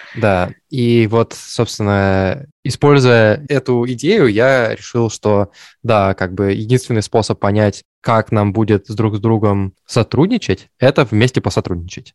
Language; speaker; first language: Russian; native; Russian